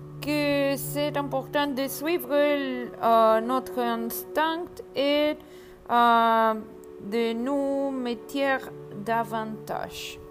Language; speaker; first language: French; non-native, learner; Spanish